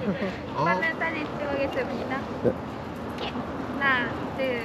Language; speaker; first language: Korean; non-native, learner; Japanese